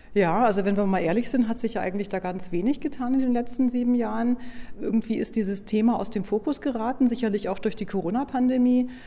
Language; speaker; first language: German; native; German